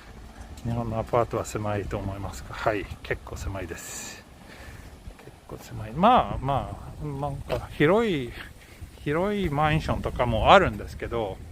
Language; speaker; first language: Japanese; non-native, fluent; Swedish